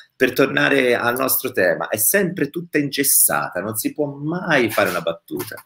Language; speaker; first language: Italian; native; Italian